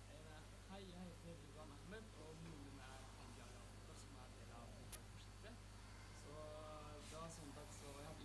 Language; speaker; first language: Norwegian; early bilingual, other home language; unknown